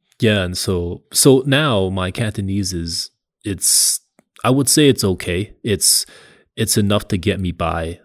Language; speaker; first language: English; early bilingual, other home language; Cantonese